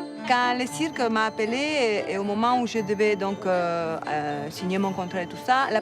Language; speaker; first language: French; non-native, fluent; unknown